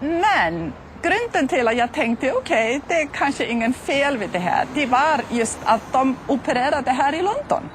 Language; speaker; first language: Swedish; non-native, fluent; Icelandic